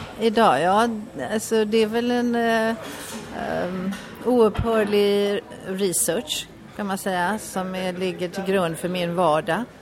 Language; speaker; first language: Swedish; native; Swedish